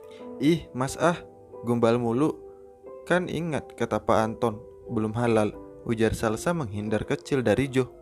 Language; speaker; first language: Indonesian; native; Indonesian